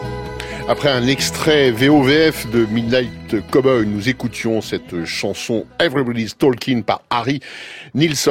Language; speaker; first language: French; native; French